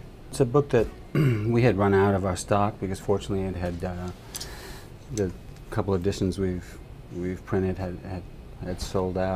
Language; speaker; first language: English; native; English